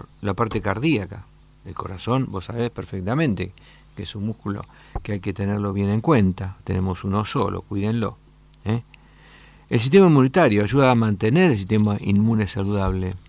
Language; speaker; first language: Spanish; native; Spanish